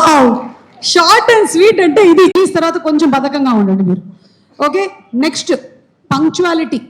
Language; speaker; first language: Telugu; native; Telugu